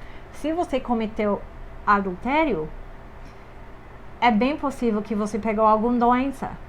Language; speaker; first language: Portuguese; non-native, fluent; English